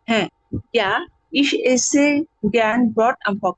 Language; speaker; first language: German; non-native, learner; Bangla